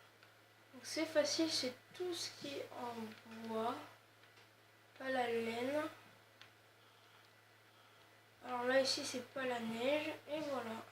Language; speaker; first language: French; native; French